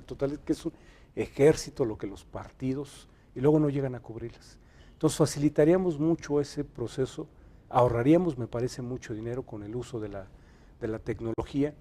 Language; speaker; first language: Spanish; native; Spanish